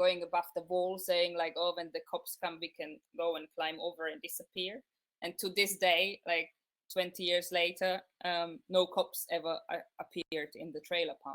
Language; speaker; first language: English; non-native, fluent; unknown